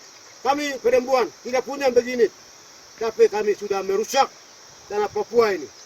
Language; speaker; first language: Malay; non-native, local second language; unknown